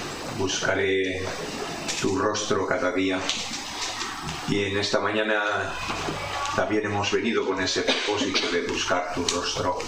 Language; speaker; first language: Spanish; native; Spanish